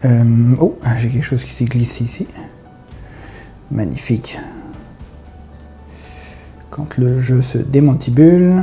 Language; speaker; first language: French; native; French